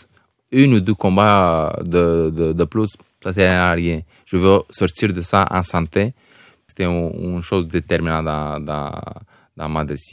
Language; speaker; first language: French; non-native, fluent; Romanian